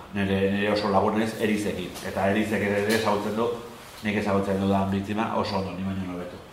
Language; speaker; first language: Basque; non-native, local second language; Spanish